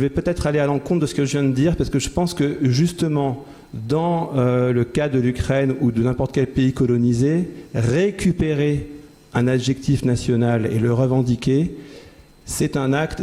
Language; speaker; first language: French; native; French